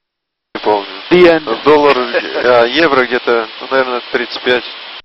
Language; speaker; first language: Russian; native; Russian